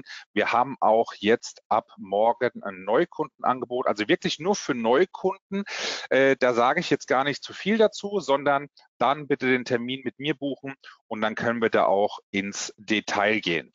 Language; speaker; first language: German; native; German